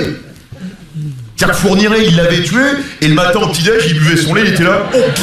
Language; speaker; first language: French; native; French